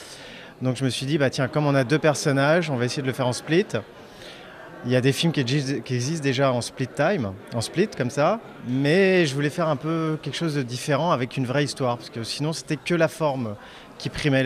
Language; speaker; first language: French; native; French